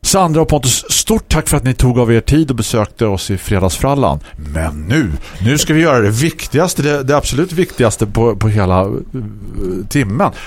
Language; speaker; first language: Swedish; native; Swedish